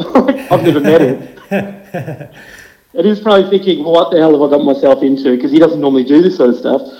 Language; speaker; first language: English; native; English